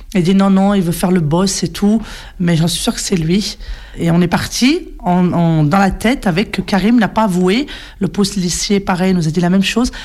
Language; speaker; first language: French; native; French